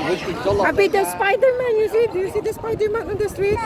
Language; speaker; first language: English; non-native, local second language; Filipino